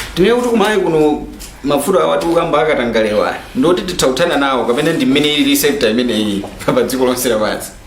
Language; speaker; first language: Nyanja; native; Nyanja